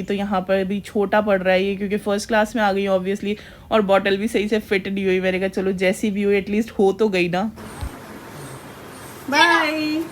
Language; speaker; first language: Hindi; native; Hindi